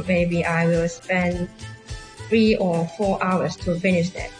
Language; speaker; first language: English; non-native, local second language; Cantonese